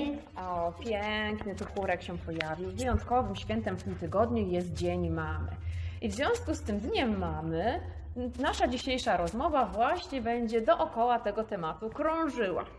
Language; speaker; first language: Polish; native; Polish